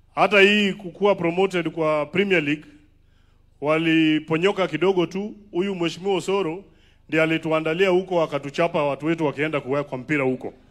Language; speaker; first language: Swahili; non-native, local second language; Luo (Kenya and Tanzania)